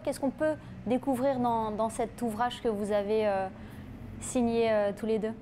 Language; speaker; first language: French; native; French